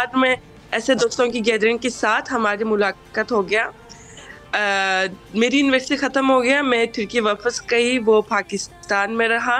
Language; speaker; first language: Hindi; non-native, fluent; Turkish